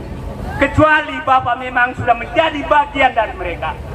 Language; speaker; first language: Indonesian; native; Indonesian